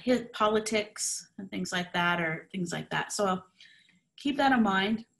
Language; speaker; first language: English; native; English